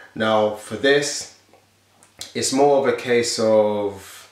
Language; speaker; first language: English; native; English